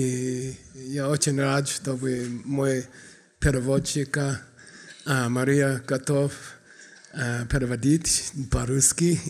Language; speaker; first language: Russian; non-native, learner; English